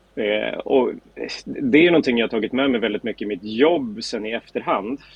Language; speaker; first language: Swedish; native; Swedish